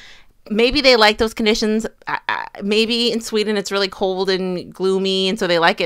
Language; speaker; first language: English; native; English